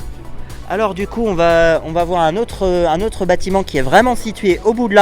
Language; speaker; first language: French; native; French